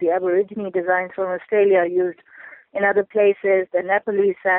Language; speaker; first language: English; non-native, local second language; Urdu